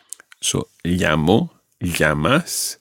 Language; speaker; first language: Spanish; non-native, fluent; English